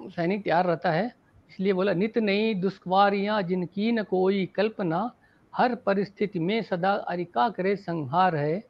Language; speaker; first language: Hindi; native; Hindi